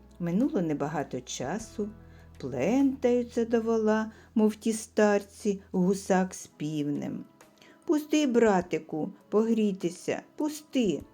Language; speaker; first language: Ukrainian; native; Ukrainian